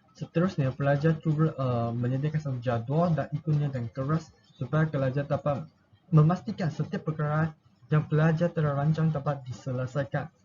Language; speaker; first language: Malay; non-native, local second language; Chinese